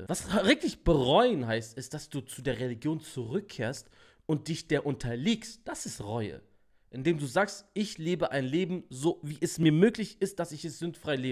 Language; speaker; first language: German; native; German